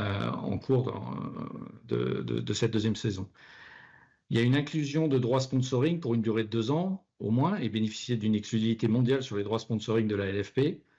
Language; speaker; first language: French; native; French